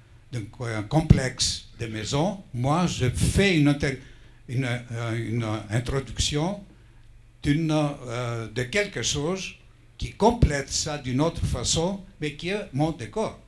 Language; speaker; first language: French; non-native, fluent; Greek